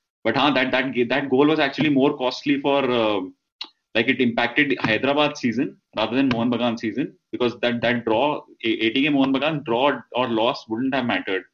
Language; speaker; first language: English; non-native, local second language; Hindi